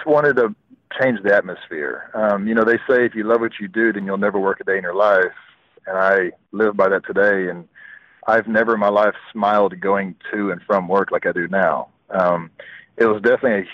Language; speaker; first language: English; native; English